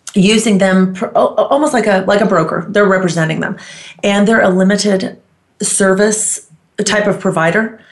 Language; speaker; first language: English; non-native, fluent; Greek